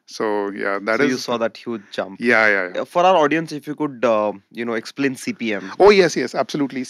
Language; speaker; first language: English; non-native, local second language; Hindi